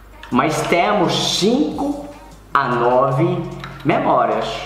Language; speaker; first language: Portuguese; non-native, fluent; Swedish